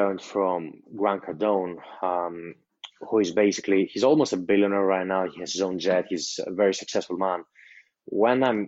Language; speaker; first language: English; non-native, fluent; Greek